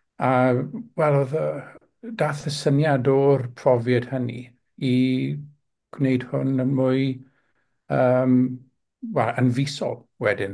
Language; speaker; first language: Welsh; non-native, local second language; English